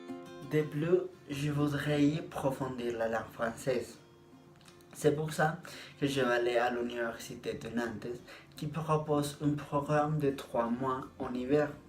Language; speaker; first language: French; non-native, learner; Spanish